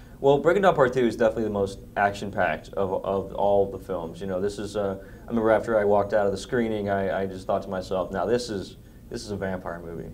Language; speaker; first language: English; native; English